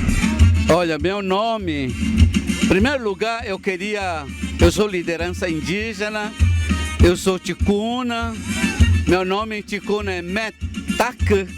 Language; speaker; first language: Portuguese; non-native, local second language; Ticuna